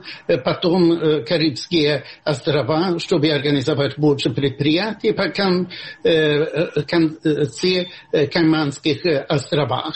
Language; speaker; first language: Russian; non-native, fluent; Swedish